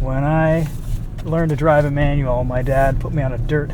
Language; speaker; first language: English; native; English